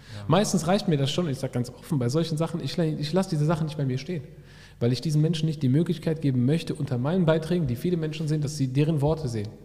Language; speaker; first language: German; early bilingual, other home language; Arabic